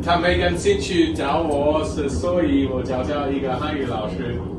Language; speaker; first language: Chinese; non-native, learner; English